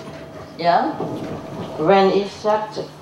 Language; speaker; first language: German; non-native, learner; Vietnamese